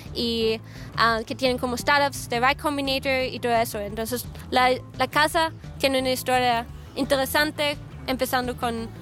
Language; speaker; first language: Spanish; non-native, fluent; German